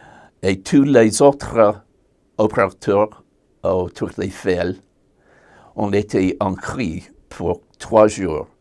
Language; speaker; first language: French; non-native, learner; English